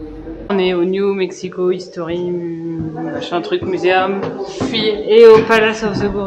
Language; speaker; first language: French; native; French